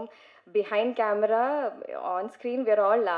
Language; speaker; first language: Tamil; non-native, learner; Malayalam